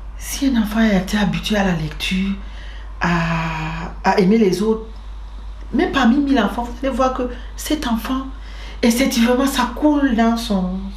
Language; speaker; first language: French; non-native, local second language; Basaa